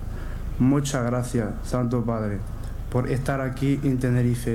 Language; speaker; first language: Spanish; non-native, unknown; Arabic